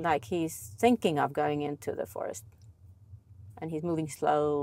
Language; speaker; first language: English; non-native, fluent; Swedish